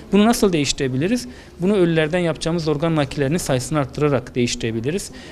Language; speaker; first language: Turkish; native; Turkish